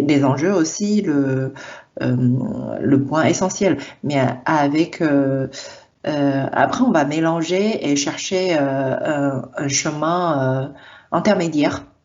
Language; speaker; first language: French; non-native, fluent; Chinese